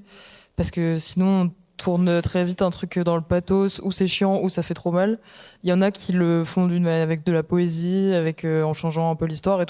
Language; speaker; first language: French; native; French